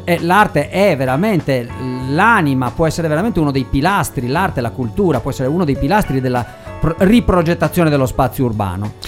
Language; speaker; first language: Italian; native; Italian